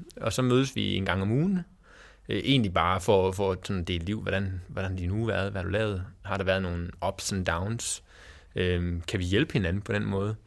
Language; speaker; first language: Danish; native; Danish